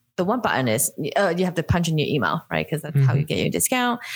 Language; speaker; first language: English; non-native, local second language; Cantonese